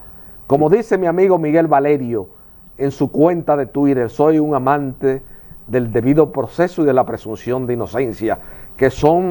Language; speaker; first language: Spanish; native; Spanish